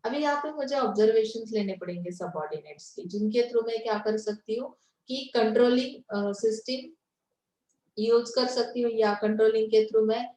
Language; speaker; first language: Hindi; non-native, local second language; Marathi